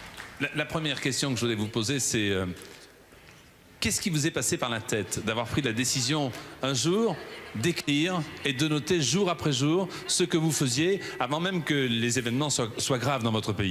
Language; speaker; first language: French; native; French